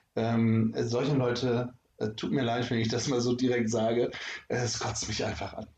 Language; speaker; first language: German; native; German